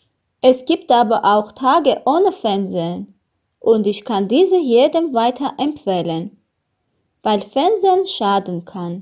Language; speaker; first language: German; non-native, learner; Armenian